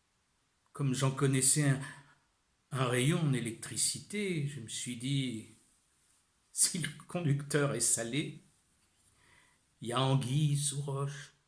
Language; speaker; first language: French; native; French